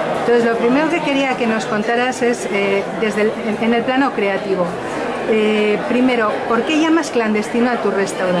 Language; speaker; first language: Spanish; native; Spanish